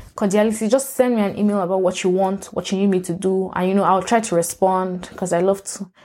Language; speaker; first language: English; non-native, local second language; Yoruba